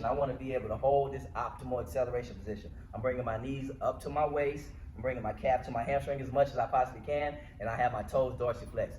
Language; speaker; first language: English; native; English